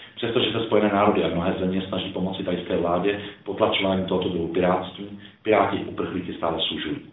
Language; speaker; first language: Czech; early bilingual, other home language; Croatian